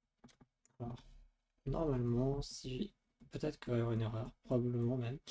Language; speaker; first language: French; native; French